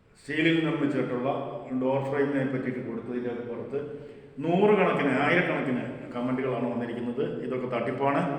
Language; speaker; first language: Malayalam; native; Malayalam